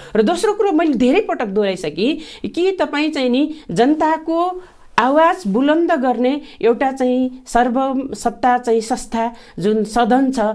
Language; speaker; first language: Nepali; native; Nepali